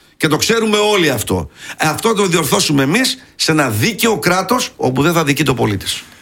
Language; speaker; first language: Greek; early bilingual, heritage; Greek